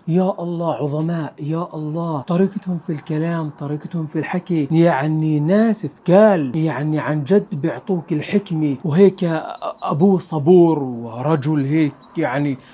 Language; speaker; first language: Arabic; native; Arabic